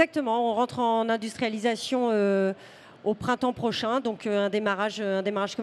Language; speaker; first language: French; native; French